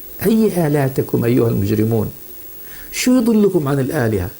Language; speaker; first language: Arabic; native; Arabic